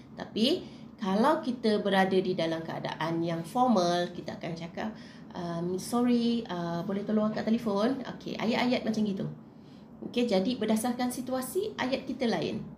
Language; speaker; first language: Malay; native; Malay